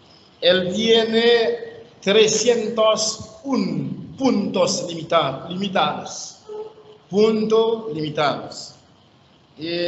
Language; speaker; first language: Spanish; non-native, learner; Haitian Creole